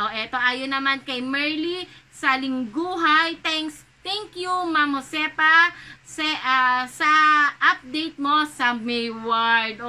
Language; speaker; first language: Filipino; native; Filipino